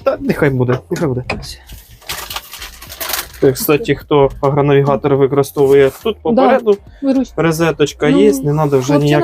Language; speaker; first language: Ukrainian; native; Ukrainian